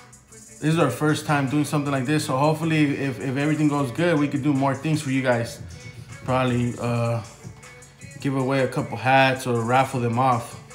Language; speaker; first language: English; early bilingual, other home language; Spanish